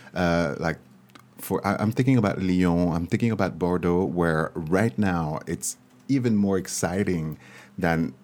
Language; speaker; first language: English; non-native, fluent; French